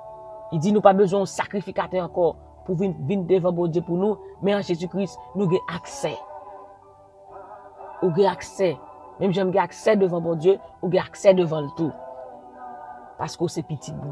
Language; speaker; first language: French; non-native, local second language; Haitian Creole